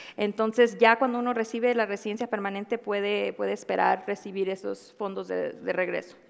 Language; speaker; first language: Spanish; early bilingual, heritage; Spanish